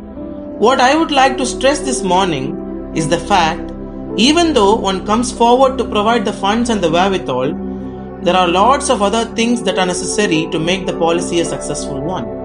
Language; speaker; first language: English; non-native, local second language; Tamil